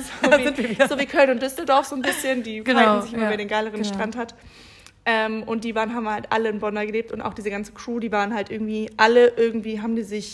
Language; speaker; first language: German; native; German